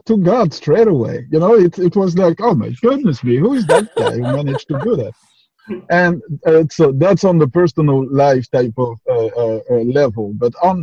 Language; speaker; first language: English; non-native, fluent; French